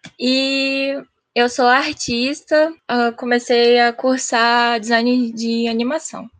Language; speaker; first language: Portuguese; early bilingual, heritage; Japanese